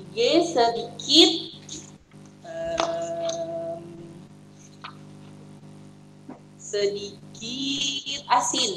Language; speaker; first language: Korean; non-native, learner; Indonesian